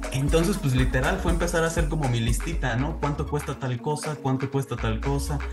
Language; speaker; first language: Spanish; native; Spanish